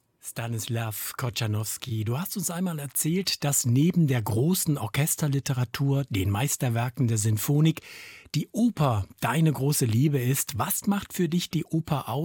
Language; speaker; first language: German; native; German